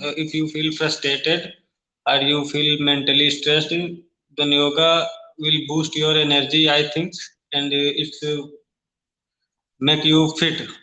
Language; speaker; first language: English; non-native, learner; Hindi